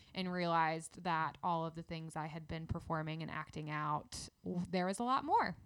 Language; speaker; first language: English; native; English